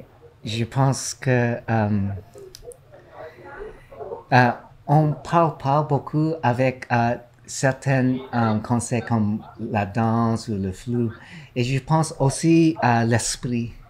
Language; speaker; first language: French; non-native, learner; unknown